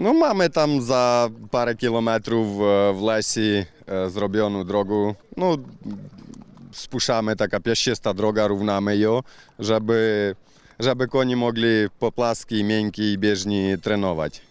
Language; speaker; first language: Polish; non-native, learner; Ukrainian